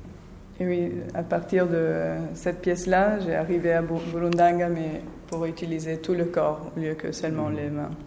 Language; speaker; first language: French; non-native, fluent; Spanish